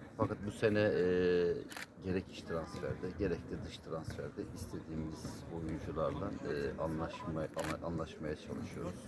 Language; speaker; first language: Turkish; native; Turkish